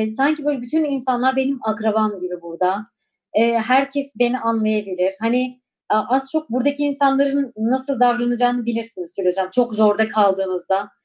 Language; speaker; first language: Turkish; non-native, local second language; Kurdish